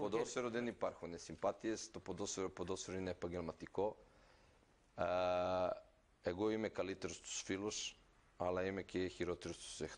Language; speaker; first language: Greek; non-native, fluent; Serbian